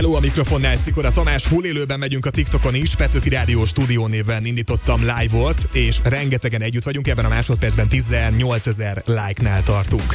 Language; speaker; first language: Hungarian; native; Hungarian